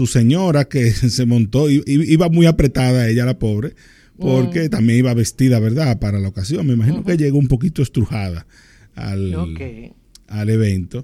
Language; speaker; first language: Spanish; native; Spanish